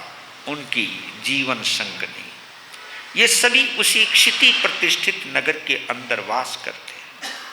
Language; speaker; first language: Hindi; native; Hindi